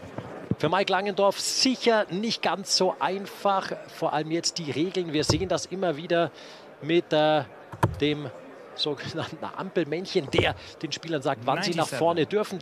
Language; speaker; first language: German; native; German